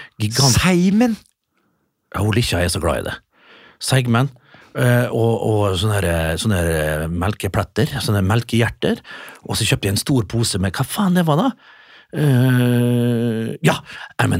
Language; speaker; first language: Norwegian; native; Norwegian